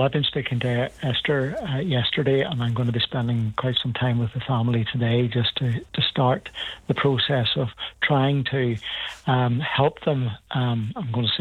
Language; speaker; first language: English; native; English